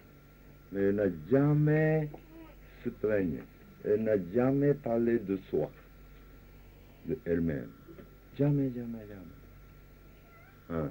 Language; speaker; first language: French; non-native, fluent; Japanese